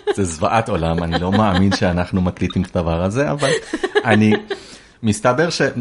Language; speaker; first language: Hebrew; early bilingual, other home language; Persian